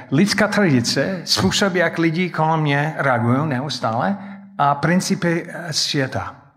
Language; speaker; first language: Czech; non-native, fluent; English